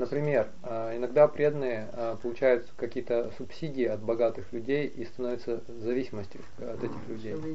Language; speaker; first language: Russian; native; Russian